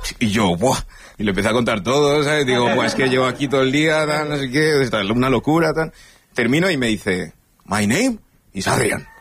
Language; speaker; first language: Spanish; early bilingual, other home language; English